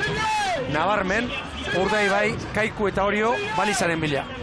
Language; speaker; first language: Basque; native; Basque